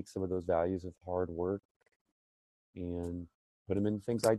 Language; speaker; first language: English; native; English